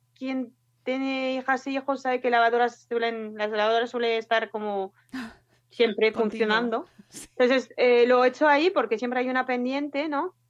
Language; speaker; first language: Spanish; non-native, fluent; French